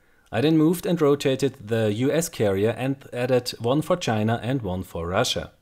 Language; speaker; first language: English; non-native, fluent; German